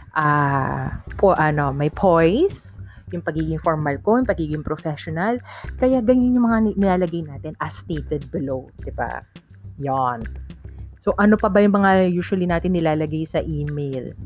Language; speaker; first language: Filipino; non-native, local second language; Iloko